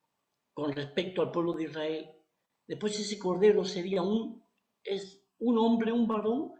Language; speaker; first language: Spanish; native; Spanish